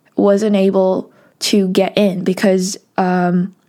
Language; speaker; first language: English; non-native, local second language; Cantonese